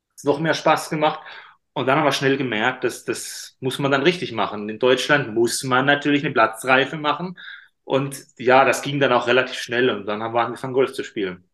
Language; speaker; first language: German; native; German